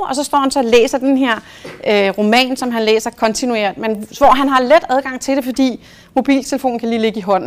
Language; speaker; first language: Danish; native; Danish